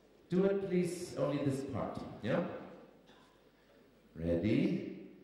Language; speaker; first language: English; non-native, fluent; German